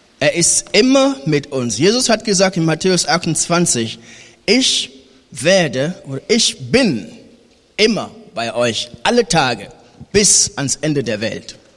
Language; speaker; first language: German; non-native, fluent; French